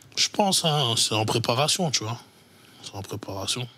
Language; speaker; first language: French; native; French